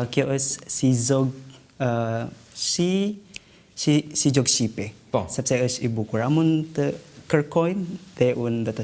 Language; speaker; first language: Albanian; non-native, learner; Indonesian